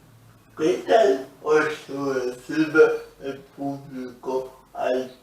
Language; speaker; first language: Spanish; non-native, local second language; Basque